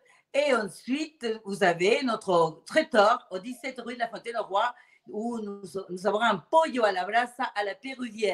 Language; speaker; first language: French; non-native, fluent; Spanish